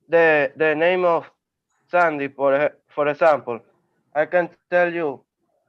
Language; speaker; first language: English; non-native, learner; Spanish